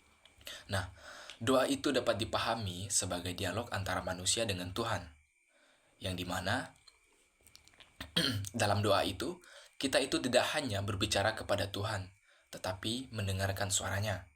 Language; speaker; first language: Indonesian; native; Indonesian